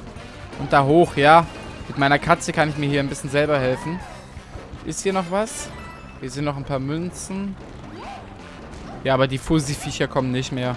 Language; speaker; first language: German; native; German